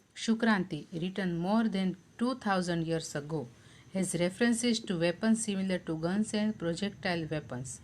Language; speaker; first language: English; non-native, local second language; Gujarati